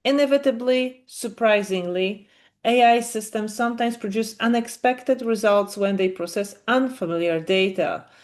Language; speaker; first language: English; non-native, fluent; Polish